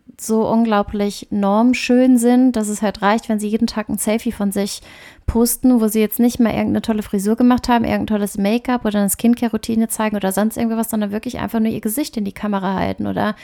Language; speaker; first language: German; native; German